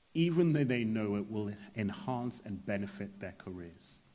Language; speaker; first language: English; native; English